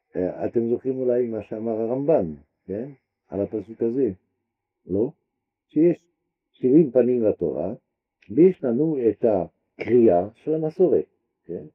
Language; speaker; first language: Hebrew; non-native, fluent; French